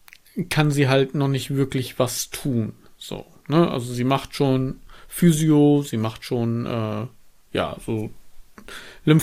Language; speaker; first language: German; native; German